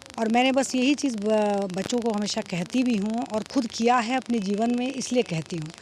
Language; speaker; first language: Hindi; native; Hindi